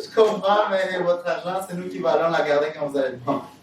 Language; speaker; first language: French; native; French